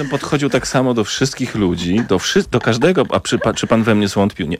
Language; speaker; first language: Polish; native; Polish